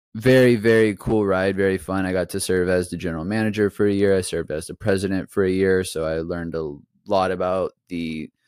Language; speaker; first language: English; native; English